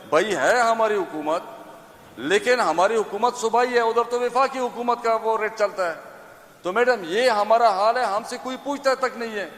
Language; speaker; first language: Hindi; non-native, local second language; Pashto